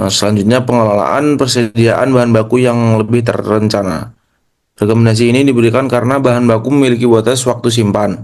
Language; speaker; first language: Indonesian; native; Indonesian